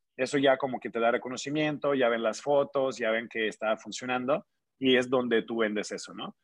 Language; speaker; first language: Spanish; non-native, fluent; Russian